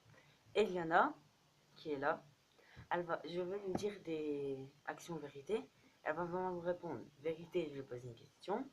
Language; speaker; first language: French; native; French